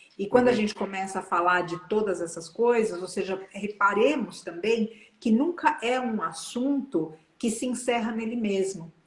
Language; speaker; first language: Portuguese; native; Portuguese